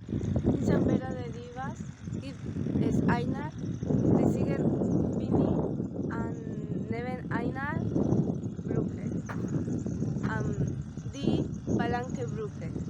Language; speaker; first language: German; non-native, learner; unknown